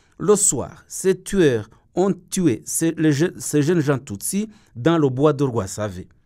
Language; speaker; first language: French; non-native, local second language; Kinyarwanda